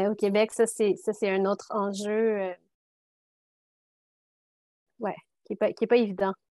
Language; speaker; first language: French; native; French